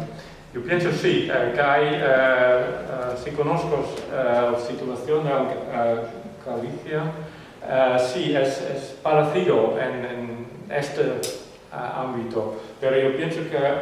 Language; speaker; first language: Spanish; non-native, fluent; Western Frisian